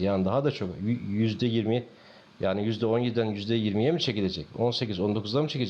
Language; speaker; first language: Turkish; native; Turkish